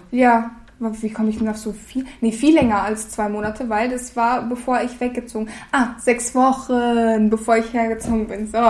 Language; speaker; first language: German; early bilingual, other home language; Russian